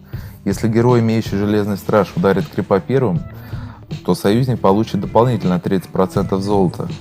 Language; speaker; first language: Russian; native; Russian